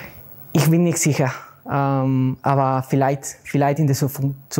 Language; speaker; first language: German; non-native, learner; Spanish